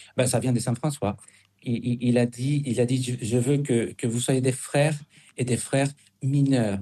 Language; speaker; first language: French; non-native, fluent; Spanish